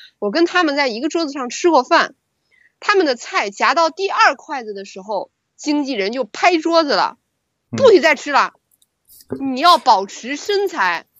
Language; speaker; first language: Chinese; native; Chinese